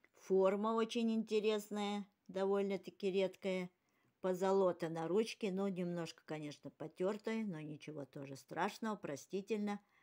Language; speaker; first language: Russian; native; Russian